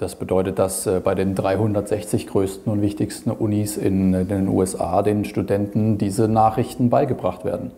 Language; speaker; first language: German; native; German